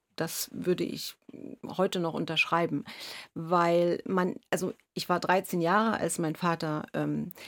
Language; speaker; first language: German; native; German